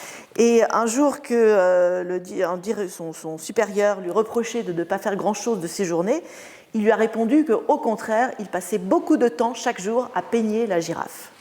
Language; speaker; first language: French; native; French